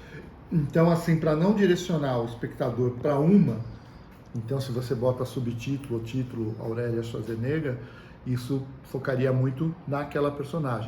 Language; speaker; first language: Portuguese; native; Portuguese